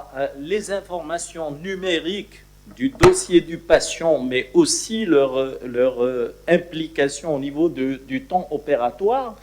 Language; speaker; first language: French; non-native, local second language; Arabic